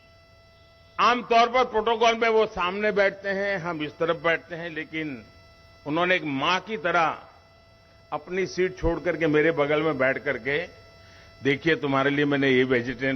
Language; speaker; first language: Hindi; non-native, local second language; Gujarati